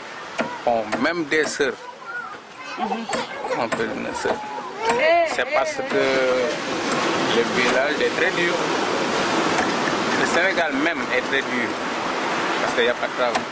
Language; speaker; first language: French; non-native, local second language; Wolof